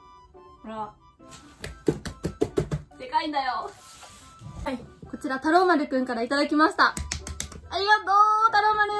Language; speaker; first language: Japanese; native; Japanese